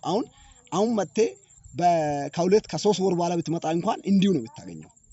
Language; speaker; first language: Amharic; non-native, local second language; Hadiyya